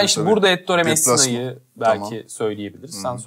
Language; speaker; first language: Turkish; native; Turkish